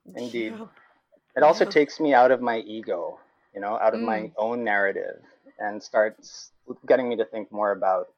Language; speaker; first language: English; non-native, local second language; Cebuano